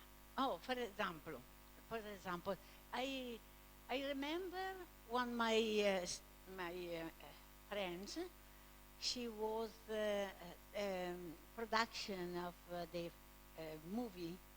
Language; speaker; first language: English; non-native, learner; Italian